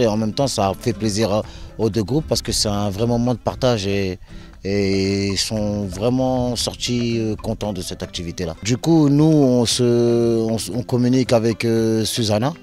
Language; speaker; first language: French; native; French